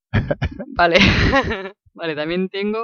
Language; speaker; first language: Spanish; native; Spanish